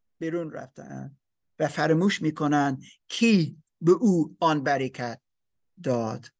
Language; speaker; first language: Persian; non-native, learner; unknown